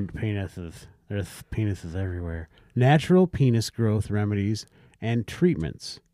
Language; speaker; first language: English; native; English